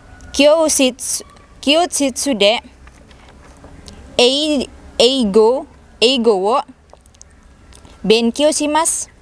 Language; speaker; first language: Japanese; non-native, learner; Indonesian